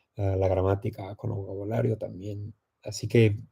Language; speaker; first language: Spanish; non-native, fluent; English